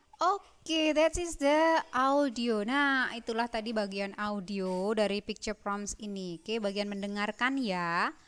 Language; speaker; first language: Indonesian; native; Indonesian